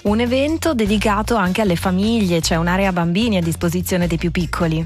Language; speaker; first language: Italian; native; Italian